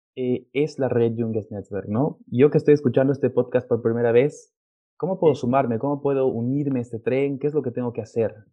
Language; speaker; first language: Spanish; native; Spanish